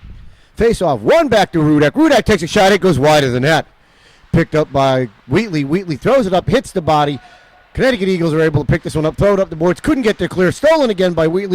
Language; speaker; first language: English; native; English